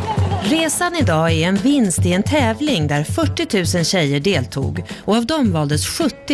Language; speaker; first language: Swedish; native; Swedish